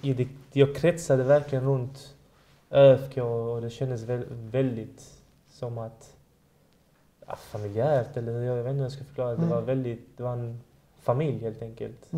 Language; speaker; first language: Swedish; early bilingual, other home language; Persian